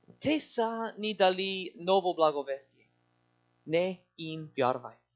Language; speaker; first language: Bulgarian; non-native, learner; English